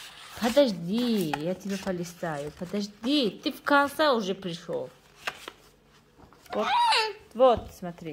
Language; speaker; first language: Russian; non-native, fluent; Tajik